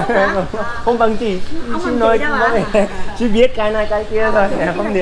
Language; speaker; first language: Vietnamese; non-native, learner; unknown